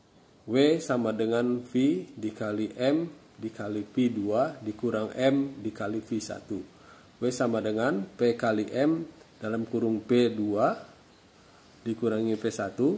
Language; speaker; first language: Indonesian; native; Indonesian